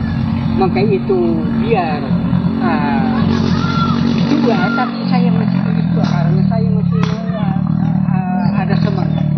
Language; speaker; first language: Indonesian; non-native, local second language; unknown